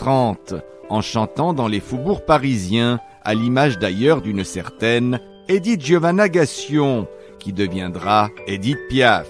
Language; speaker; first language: French; native; French